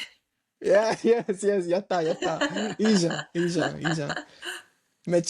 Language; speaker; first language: Japanese; non-native, learner; English